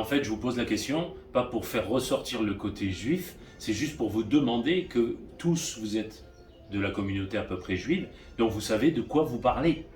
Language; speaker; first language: French; native; French